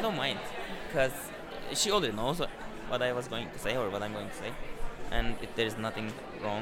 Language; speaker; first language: English; non-native, fluent; Turkish